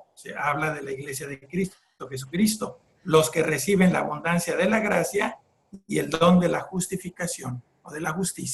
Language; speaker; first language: Spanish; native; Spanish